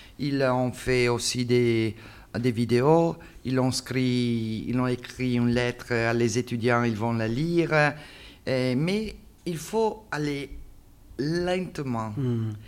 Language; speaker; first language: French; non-native, learner; Italian